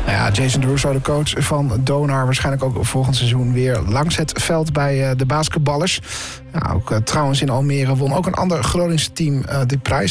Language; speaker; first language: Dutch; native; Dutch